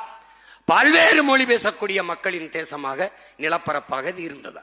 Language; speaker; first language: Tamil; native; Tamil